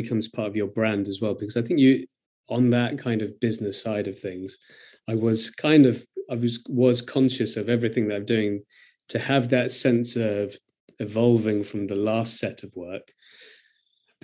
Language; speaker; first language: English; native; English